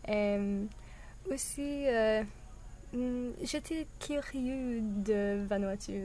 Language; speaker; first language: French; non-native, learner; English